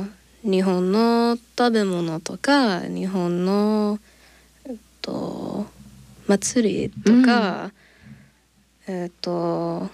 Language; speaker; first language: Japanese; non-native, learner; English